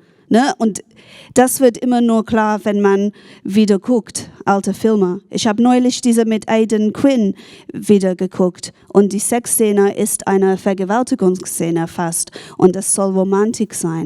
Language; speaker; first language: German; non-native, fluent; English